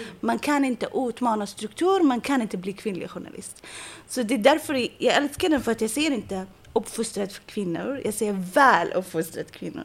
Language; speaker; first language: Swedish; non-native, fluent; Arabic